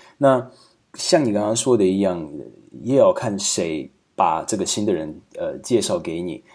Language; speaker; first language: Chinese; non-native, fluent; Slovak